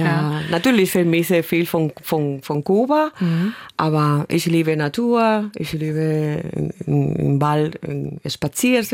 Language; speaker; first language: German; non-native, fluent; Spanish